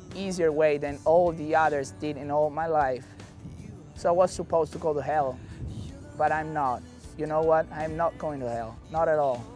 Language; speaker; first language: English; non-native, fluent; Italian